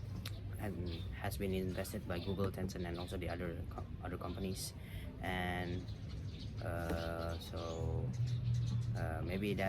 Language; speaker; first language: English; non-native, fluent; Indonesian